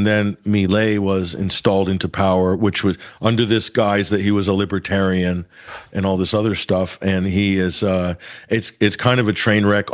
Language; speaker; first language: English; native; English